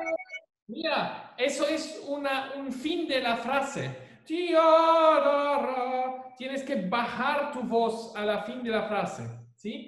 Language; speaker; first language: Spanish; non-native, fluent; German